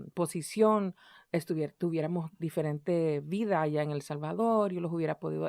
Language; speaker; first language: Spanish; early bilingual, heritage; Spanish